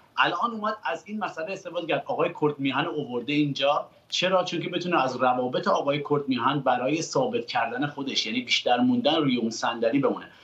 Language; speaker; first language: Persian; native; Persian